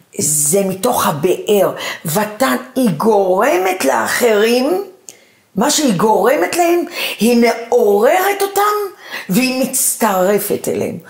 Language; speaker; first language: Hebrew; early bilingual, other home language; Arabic